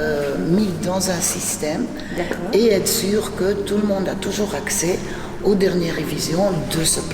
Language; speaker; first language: French; non-native, fluent; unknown